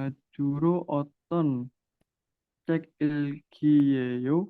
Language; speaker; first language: Korean; non-native, learner; Indonesian